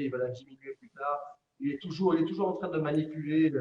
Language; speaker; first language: French; native; French